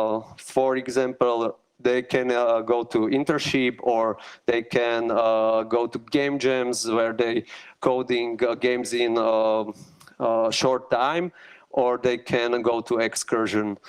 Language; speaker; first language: English; non-native, learner; Slovak